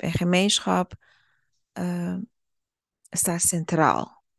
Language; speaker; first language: Dutch; early bilingual, other home language; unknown